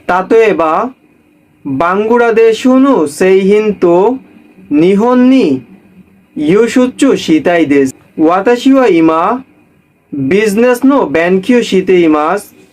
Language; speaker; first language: Japanese; non-native, learner; Bangla